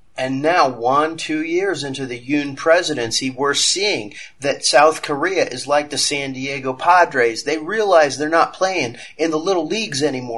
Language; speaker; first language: English; native; English